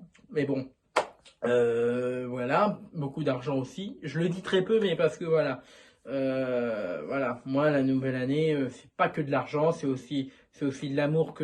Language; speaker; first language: French; native; French